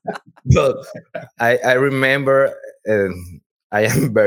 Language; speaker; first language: English; non-native, learner; Spanish